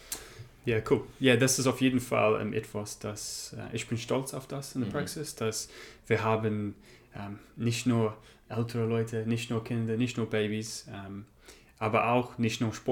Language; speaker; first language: German; non-native, learner; English